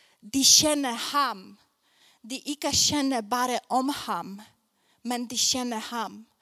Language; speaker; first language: Swedish; non-native, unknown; Polish